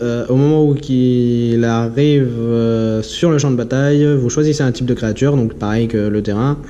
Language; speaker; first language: French; native; French